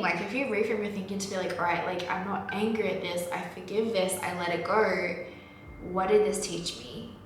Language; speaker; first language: English; native; English